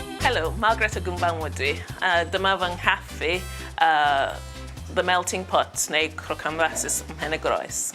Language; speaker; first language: Welsh; non-native, learner; English